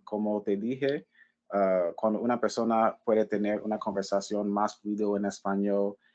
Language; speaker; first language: Spanish; non-native, fluent; English